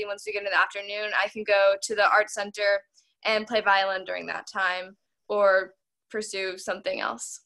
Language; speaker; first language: English; native; English